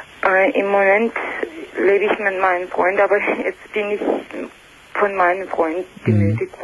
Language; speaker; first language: German; non-native, learner; Russian